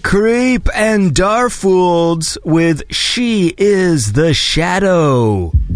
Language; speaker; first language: English; native; English